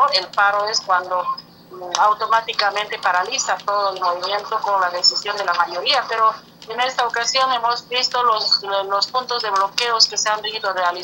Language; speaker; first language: Spanish; native; Spanish